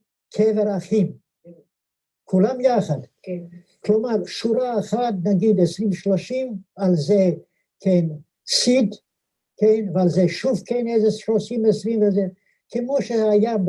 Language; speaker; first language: Hebrew; non-native, fluent; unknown